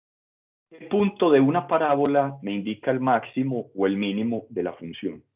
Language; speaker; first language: Spanish; native; Spanish